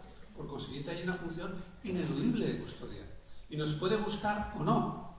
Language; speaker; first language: Spanish; native; Spanish